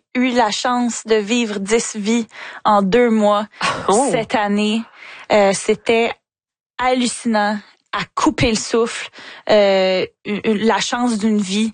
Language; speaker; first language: French; native; French